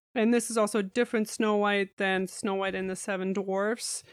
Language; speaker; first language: English; non-native, fluent; German